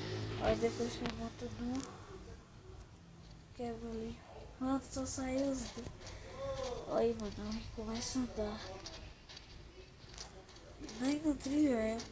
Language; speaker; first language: Portuguese; native; Portuguese